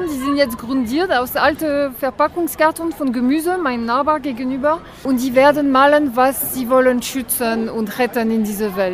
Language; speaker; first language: German; non-native, learner; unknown